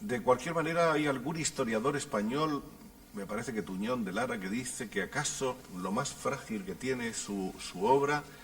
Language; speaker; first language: Spanish; native; Spanish